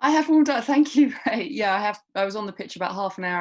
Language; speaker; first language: English; native; English